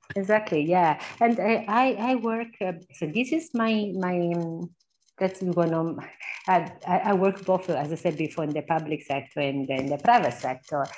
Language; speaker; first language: English; non-native, fluent; Italian